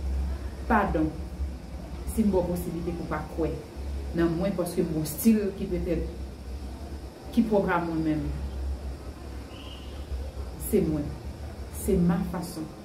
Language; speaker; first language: French; non-native, learner; Haitian Creole